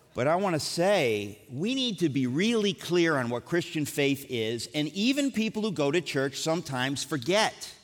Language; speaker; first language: English; native; English